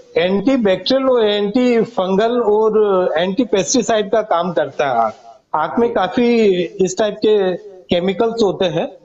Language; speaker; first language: Hindi; non-native, local second language; Gujarati